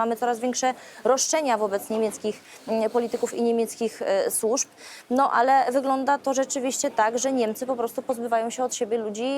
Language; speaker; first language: Polish; native; Polish